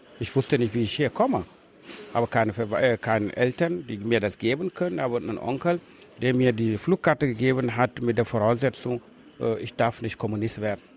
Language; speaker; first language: German; non-native, fluent; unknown